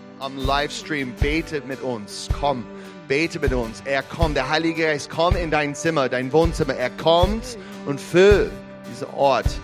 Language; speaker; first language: German; non-native, fluent; English